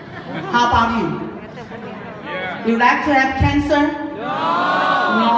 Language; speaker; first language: English; non-native, learner; Japanese